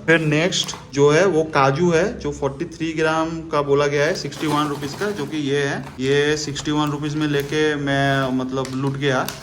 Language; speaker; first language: Hindi; non-native, local second language; Bangla